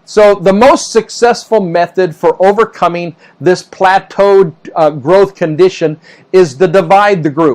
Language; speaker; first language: English; native; English